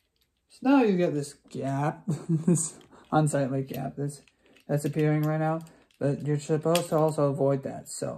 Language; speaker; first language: English; native; English